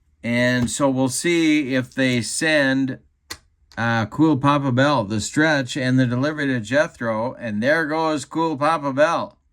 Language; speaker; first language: English; native; English